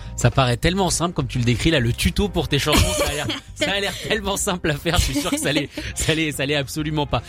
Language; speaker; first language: French; native; French